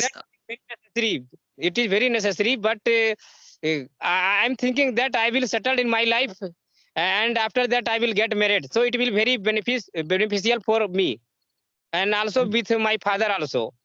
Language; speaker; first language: English; non-native, learner; Hindi